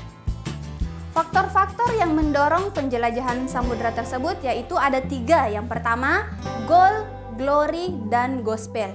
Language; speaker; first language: Malay; native; Malay